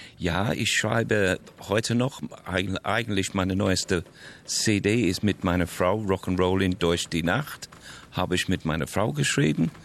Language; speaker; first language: German; non-native, fluent; English